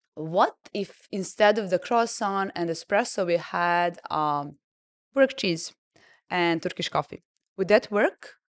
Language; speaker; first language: English; non-native, fluent; Serbian